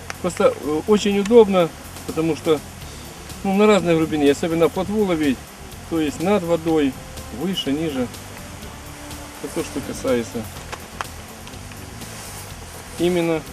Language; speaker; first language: Russian; non-native, local second language; Ukrainian